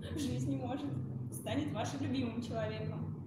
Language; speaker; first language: Russian; native; Russian